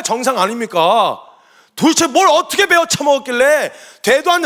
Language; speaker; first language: Korean; native; Korean